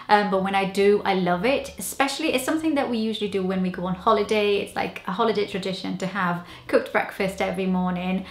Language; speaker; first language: English; non-native, fluent; Portuguese